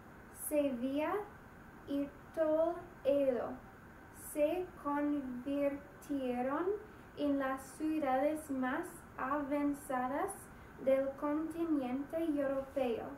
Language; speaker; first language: Spanish; non-native, learner; English